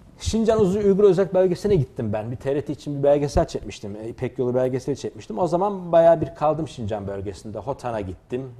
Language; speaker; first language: Turkish; native; Turkish